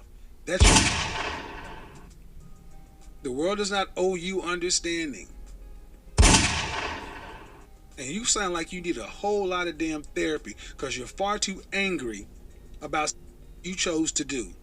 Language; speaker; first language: English; native; English